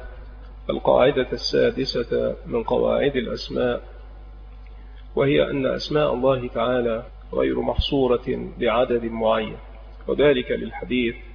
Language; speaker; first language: Arabic; native; Arabic